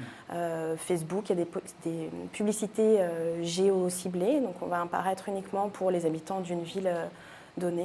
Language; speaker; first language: French; native; French